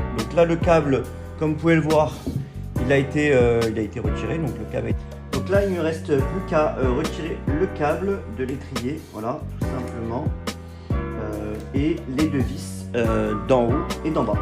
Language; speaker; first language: French; native; French